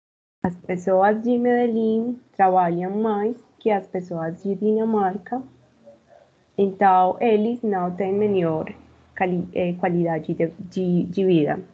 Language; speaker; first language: Portuguese; non-native, learner; Spanish